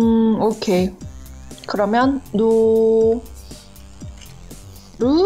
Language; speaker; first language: Korean; native; Korean